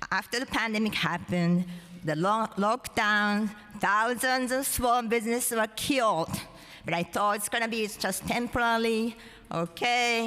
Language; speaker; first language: English; non-native, fluent; Japanese